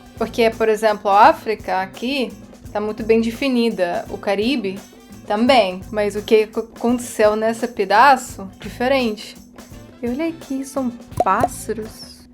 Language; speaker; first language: Portuguese; non-native, fluent; Russian